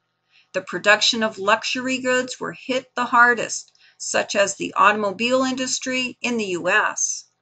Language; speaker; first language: English; native; English